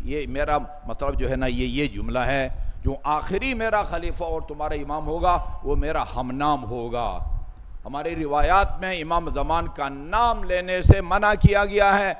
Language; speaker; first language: Urdu; non-native, local second language; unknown